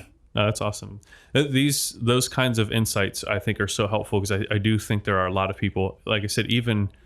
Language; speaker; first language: English; native; English